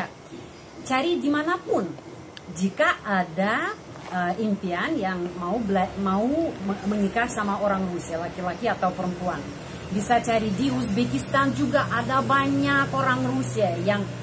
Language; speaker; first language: Indonesian; non-native, fluent; Russian